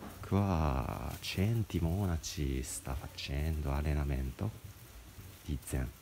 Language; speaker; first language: Italian; non-native, learner; Japanese